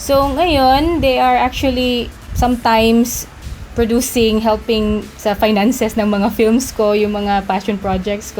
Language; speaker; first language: Filipino; non-native, local second language; Cebuano